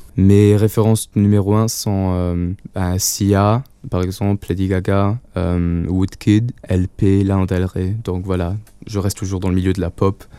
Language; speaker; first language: French; non-native, local second language; Luxembourgish